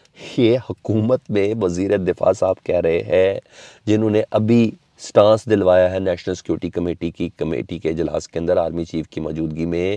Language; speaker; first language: Urdu; native; Urdu